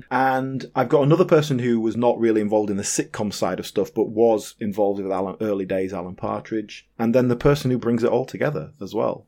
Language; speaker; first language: English; native; English